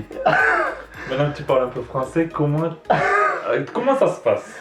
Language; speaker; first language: French; native; French